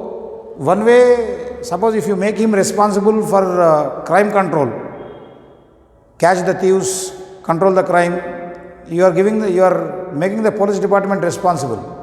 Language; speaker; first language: English; non-native, local second language; Telugu